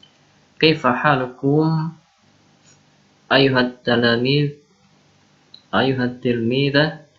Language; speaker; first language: Arabic; non-native, fluent; Indonesian